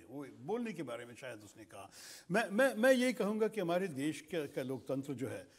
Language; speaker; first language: Hindi; non-native, local second language; Malayalam